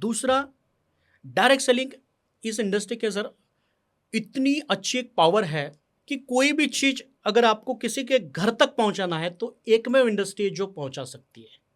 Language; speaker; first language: Hindi; non-native, local second language; Marathi